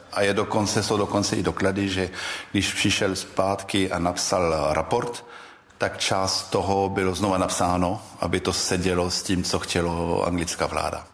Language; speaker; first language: Czech; early bilingual, heritage; Czech